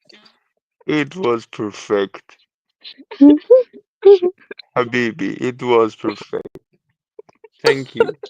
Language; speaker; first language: English; non-native, learner; Persian